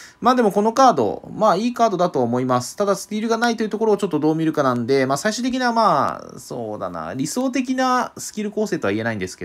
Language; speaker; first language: Japanese; native; Japanese